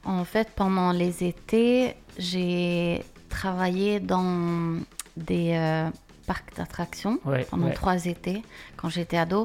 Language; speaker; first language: French; non-native, fluent; Swedish